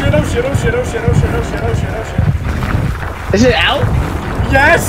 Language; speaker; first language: English; native; English